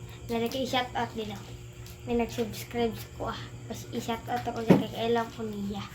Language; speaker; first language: Filipino; non-native, local second language; Cebuano